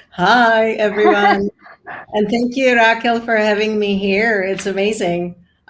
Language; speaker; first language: English; non-native, fluent; Czech